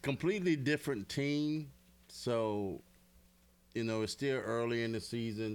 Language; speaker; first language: English; native; English